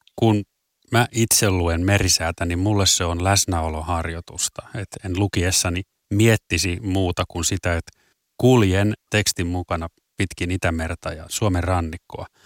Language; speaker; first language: Finnish; native; Finnish